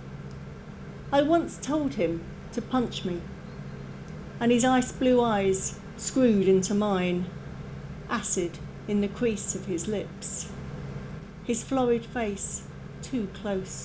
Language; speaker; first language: English; native; English